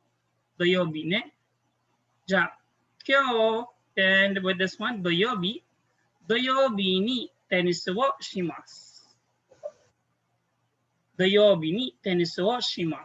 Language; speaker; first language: Japanese; non-native, fluent; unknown